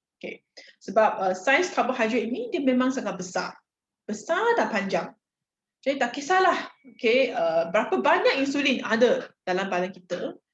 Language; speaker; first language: Malay; non-native, local second language; Chinese